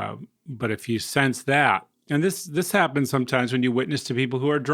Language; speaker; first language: English; native; English